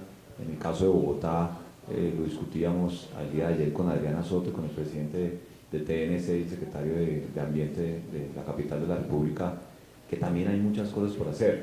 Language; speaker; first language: Spanish; native; Spanish